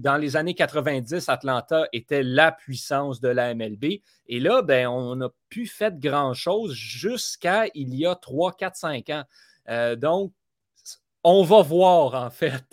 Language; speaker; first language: French; native; French